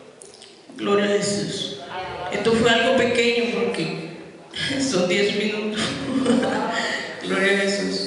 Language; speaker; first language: Spanish; native; Spanish